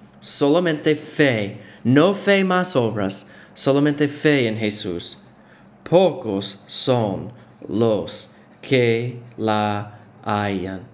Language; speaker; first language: Spanish; non-native, fluent; English